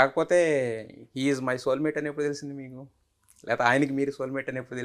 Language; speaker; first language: Telugu; native; Telugu